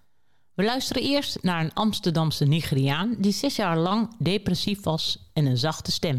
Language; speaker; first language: Dutch; native; Dutch